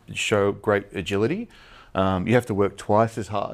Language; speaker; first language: English; native; English